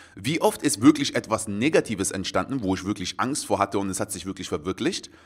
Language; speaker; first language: German; native; German